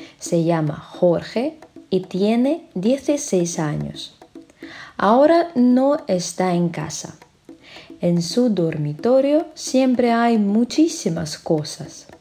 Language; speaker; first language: Spanish; non-native, fluent; Russian